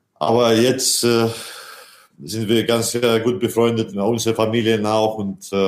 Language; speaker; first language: German; non-native, fluent; Latvian